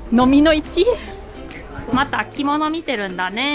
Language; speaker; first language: Japanese; non-native, fluent; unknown